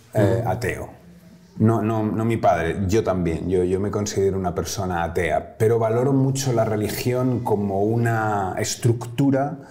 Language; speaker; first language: Spanish; native; Spanish